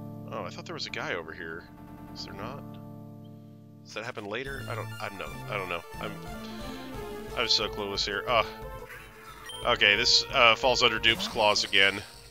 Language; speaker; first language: English; native; English